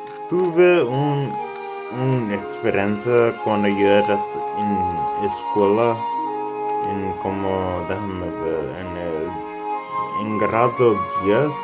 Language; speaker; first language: Spanish; non-native, learner; English